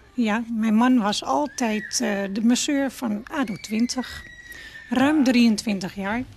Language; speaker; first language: Dutch; native; Dutch